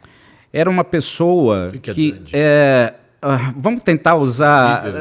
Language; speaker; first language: Portuguese; native; Portuguese